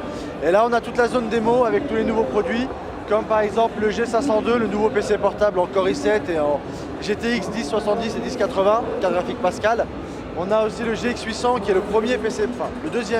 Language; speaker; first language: French; native; French